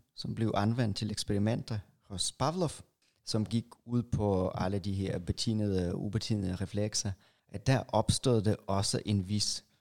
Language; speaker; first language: Danish; non-native, fluent; Russian